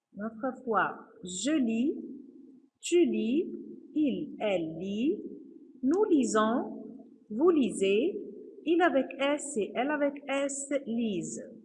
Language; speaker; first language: French; non-native, fluent; Arabic